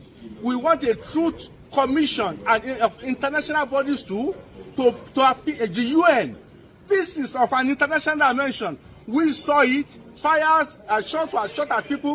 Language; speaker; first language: English; non-native, local second language; Yoruba